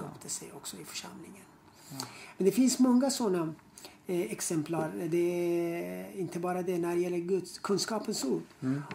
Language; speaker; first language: Swedish; non-native, fluent; Persian